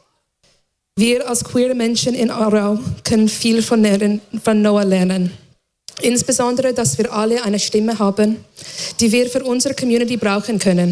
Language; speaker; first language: German; non-native, fluent; English